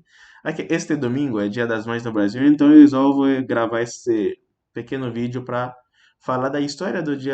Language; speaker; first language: Portuguese; non-native, fluent; French